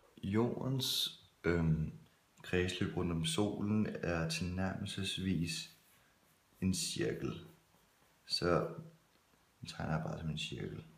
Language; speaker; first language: Danish; native; Danish